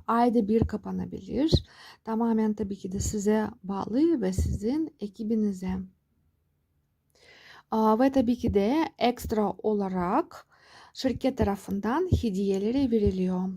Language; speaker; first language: Turkish; non-native, fluent; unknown